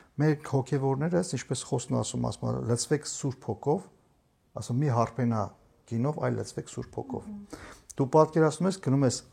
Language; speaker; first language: Armenian; native; Armenian